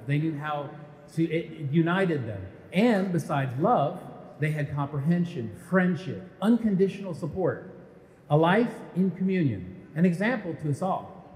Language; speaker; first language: English; early bilingual, other home language; Portuguese